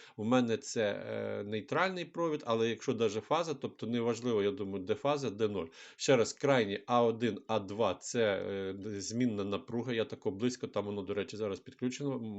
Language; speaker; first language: Ukrainian; non-native, local second language; Russian